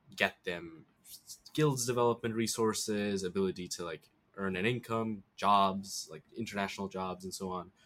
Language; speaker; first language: English; early bilingual, other home language; Bangla